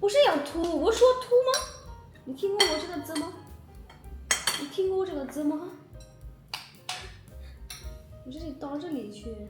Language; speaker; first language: Chinese; non-native, fluent; Hindi